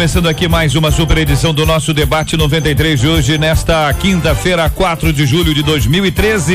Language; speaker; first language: Portuguese; native; Portuguese